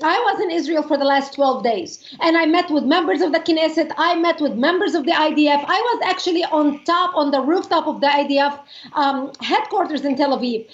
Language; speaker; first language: English; non-native, fluent; Arabic